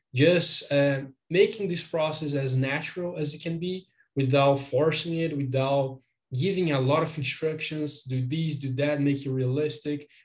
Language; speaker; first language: English; non-native, fluent; Portuguese